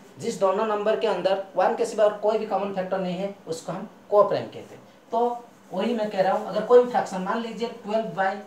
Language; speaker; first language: Hindi; non-native, local second language; Bangla